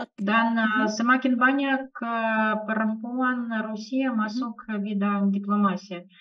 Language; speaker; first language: Indonesian; non-native, fluent; Russian